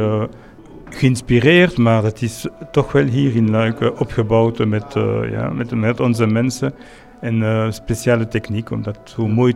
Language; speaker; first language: Dutch; non-native, learner; French